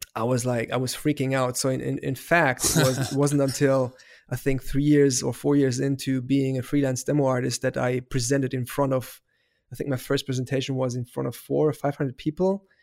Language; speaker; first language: English; non-native, fluent; German